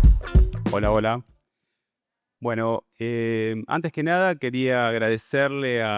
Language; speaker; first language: Spanish; native; Spanish